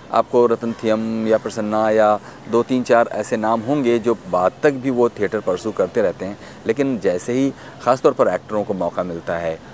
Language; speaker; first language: Hindi; native; Hindi